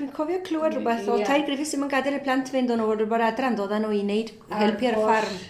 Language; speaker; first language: Welsh; early bilingual, heritage; Welsh